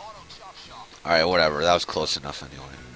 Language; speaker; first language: English; native; English